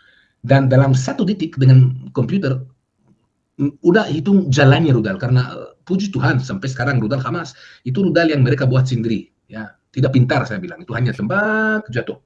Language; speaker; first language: Indonesian; non-native, fluent; Hebrew